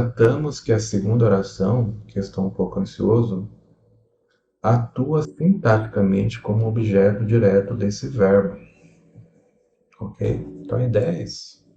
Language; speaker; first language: Portuguese; native; Portuguese